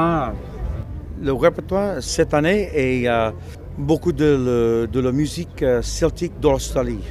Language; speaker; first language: French; non-native, learner; English